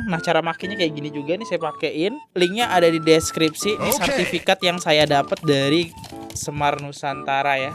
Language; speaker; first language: Indonesian; native; Indonesian